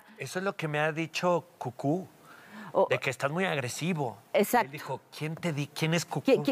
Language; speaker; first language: Spanish; native; Spanish